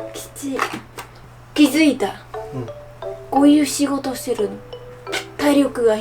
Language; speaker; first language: Japanese; non-native, learner; Vietnamese